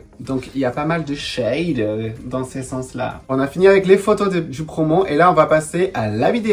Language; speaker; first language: French; non-native, fluent; Spanish